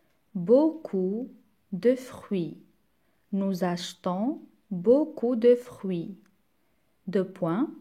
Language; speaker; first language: French; non-native, local second language; Arabic